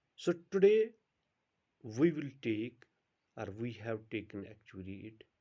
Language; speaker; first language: English; non-native, local second language; Urdu